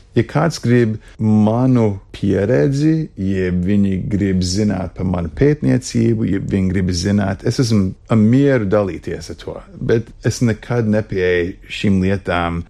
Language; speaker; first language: Latvian; early bilingual, heritage; Latvian